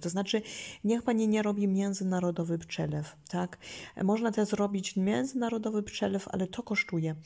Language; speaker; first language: Polish; early bilingual, heritage; Polish